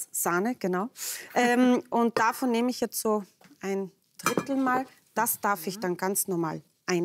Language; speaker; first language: German; native; German